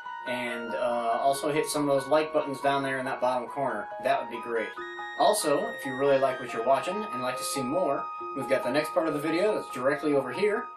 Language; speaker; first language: English; native; English